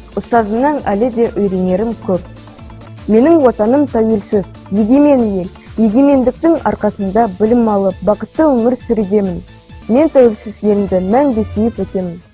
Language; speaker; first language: Kazakh; non-native, local second language; Russian